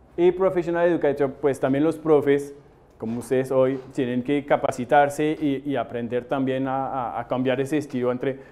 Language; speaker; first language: Spanish; non-native, fluent; French